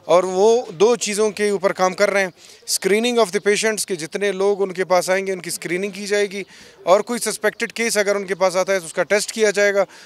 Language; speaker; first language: Urdu; native; Urdu